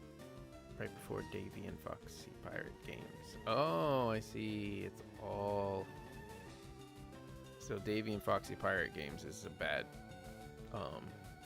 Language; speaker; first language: English; native; English